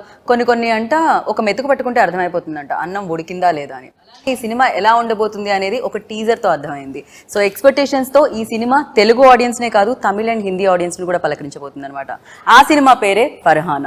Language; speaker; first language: Telugu; native; Telugu